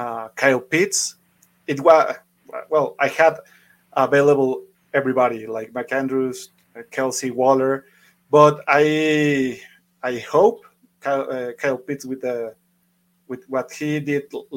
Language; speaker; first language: English; non-native, fluent; Spanish